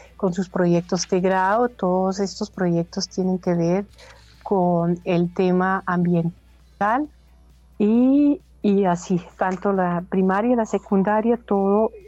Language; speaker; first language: Spanish; non-native, fluent; German